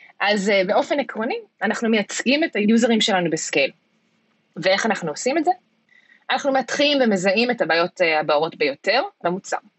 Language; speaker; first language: Hebrew; early bilingual, heritage; Hebrew